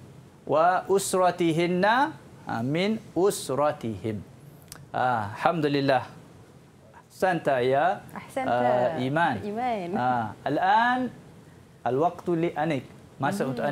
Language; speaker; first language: Arabic; non-native, fluent; Malay